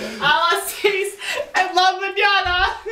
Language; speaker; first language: Spanish; non-native, learner; English